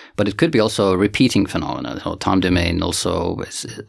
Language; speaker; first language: English; non-native, fluent; Finnish